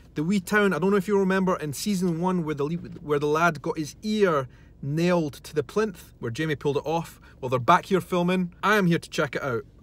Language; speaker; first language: English; native; English